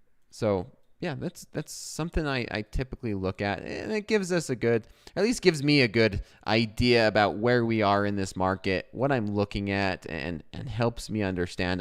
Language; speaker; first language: English; native; English